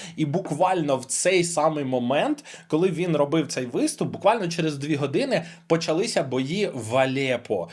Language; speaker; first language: Ukrainian; non-native, local second language; Russian